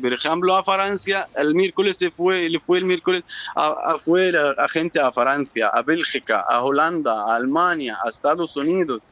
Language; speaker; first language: Spanish; non-native, learner; Arabic